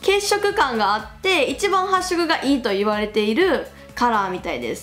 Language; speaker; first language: Japanese; native; Japanese